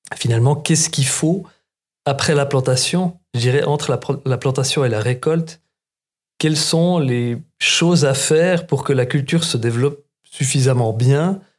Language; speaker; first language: French; native; French